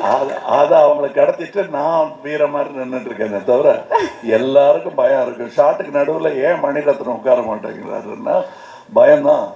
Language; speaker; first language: Tamil; native; Tamil